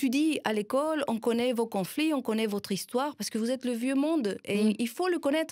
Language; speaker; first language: French; non-native, fluent; Spanish